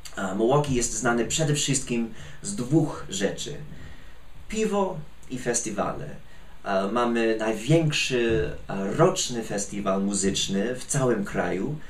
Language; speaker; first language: Polish; non-native, fluent; English